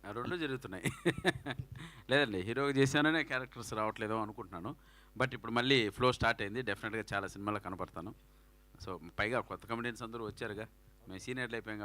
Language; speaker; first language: Telugu; native; Telugu